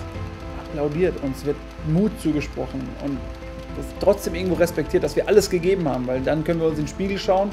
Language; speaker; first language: German; native; German